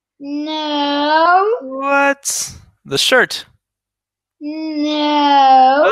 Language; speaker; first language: English; non-native, learner; Turkish